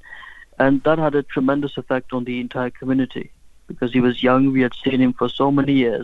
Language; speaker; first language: English; non-native, local second language; Urdu